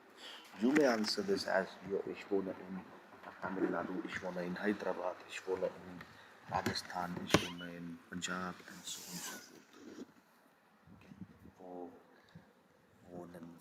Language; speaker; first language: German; non-native, fluent; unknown